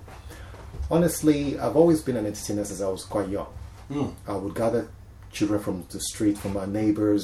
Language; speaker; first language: English; non-native, local second language; Yoruba